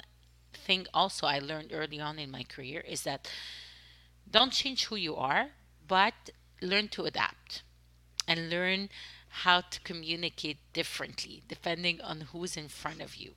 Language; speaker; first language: English; non-native, fluent; French